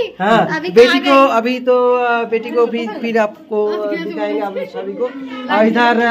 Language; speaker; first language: Hindi; non-native, local second language; Bangla